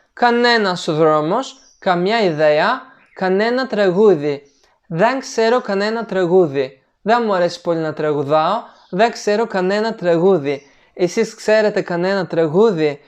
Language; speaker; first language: Greek; non-native, fluent; Turkish